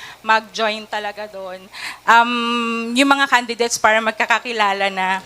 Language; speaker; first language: Filipino; native; Filipino